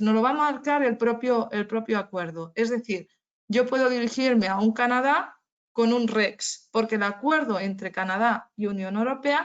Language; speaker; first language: Spanish; native; Spanish